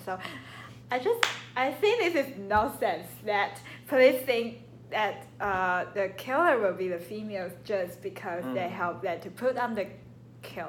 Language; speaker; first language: English; non-native, learner; Chinese